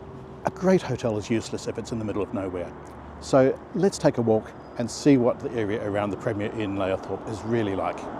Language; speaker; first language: English; native; English